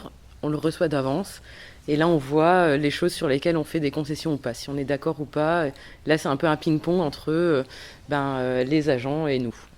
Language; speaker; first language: French; native; French